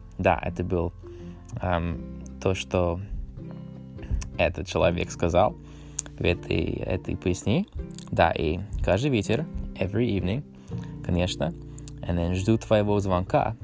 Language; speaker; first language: Russian; non-native, learner; English